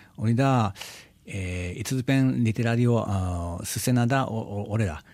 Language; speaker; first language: Basque; non-native, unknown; Japanese